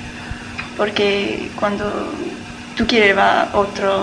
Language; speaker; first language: Spanish; non-native, learner; English